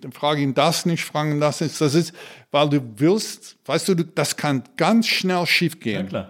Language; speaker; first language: German; non-native, fluent; English